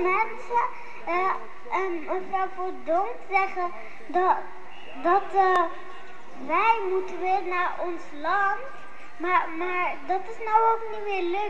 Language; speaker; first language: Dutch; early bilingual, other home language; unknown